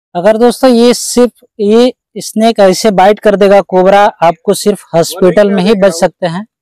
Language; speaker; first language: Hindi; native; Hindi